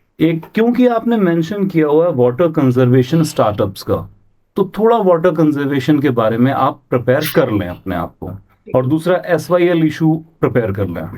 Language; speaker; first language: Hindi; native; Hindi